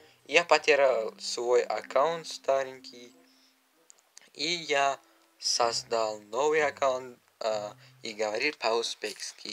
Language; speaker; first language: Russian; non-native, learner; Uzbek